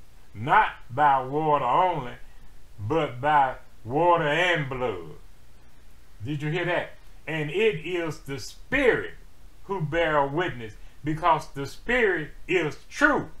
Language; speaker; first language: English; native; English